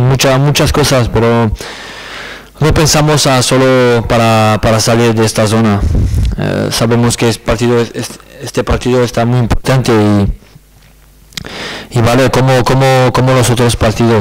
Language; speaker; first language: Spanish; non-native, learner; French